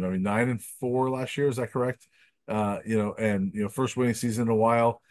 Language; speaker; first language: English; native; English